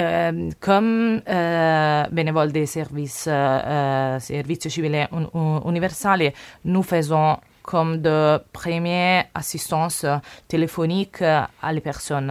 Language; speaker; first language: French; non-native, learner; Italian